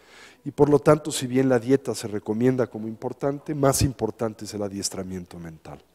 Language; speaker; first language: Spanish; native; Spanish